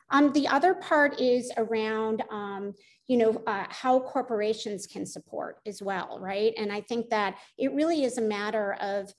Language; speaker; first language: English; native; English